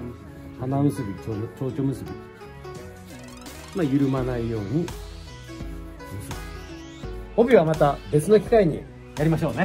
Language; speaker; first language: Japanese; native; Japanese